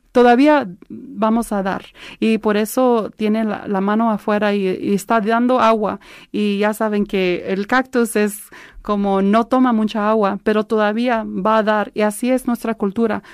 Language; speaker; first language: Spanish; early bilingual, heritage; Spanish